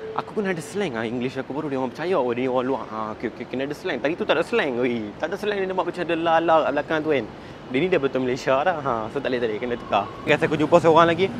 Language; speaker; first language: Malay; early bilingual, other home language; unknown